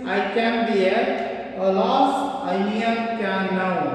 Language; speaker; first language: English; non-native, local second language; Kannada